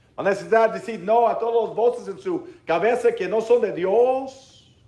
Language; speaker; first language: Spanish; non-native, learner; English